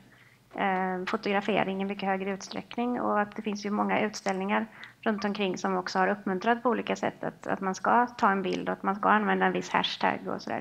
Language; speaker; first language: Swedish; native; Swedish